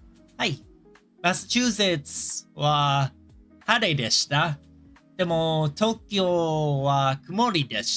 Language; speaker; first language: Japanese; non-native, learner; English